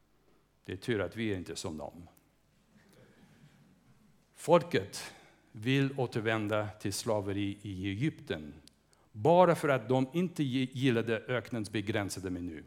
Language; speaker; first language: Swedish; non-native, fluent; English